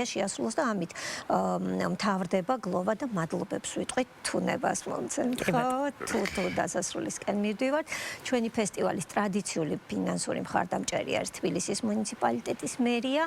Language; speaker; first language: Georgian; native; Georgian